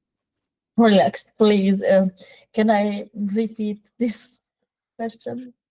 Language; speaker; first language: English; non-native, learner; Hungarian